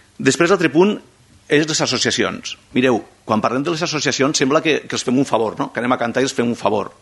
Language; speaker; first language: Catalan; non-native, local second language; Spanish